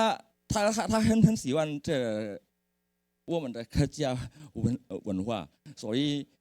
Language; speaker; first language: Chinese; early bilingual, heritage; Hakka Chinese